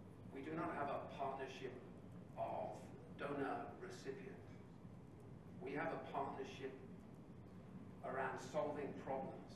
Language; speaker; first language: English; native; English